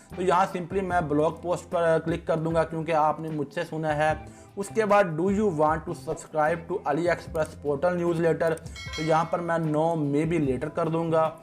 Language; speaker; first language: Urdu; non-native, local second language; Punjabi